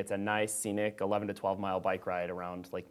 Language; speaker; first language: English; native; English